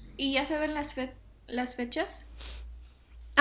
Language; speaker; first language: Spanish; early bilingual, heritage; Spanish